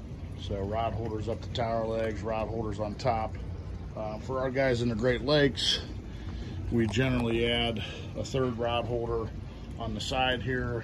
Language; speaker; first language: English; native; English